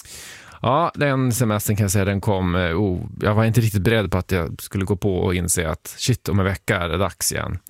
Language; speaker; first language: Swedish; native; Swedish